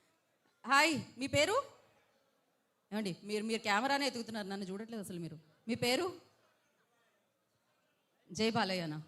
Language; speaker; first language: Telugu; native; Telugu